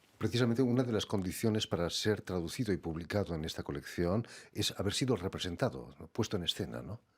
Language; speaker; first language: Spanish; native; Spanish